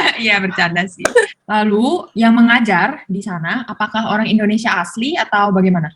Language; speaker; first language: Indonesian; native; Indonesian